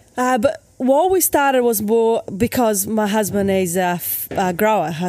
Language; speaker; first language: English; native; English